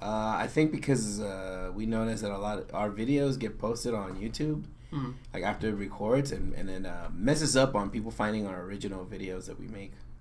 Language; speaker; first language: English; native; English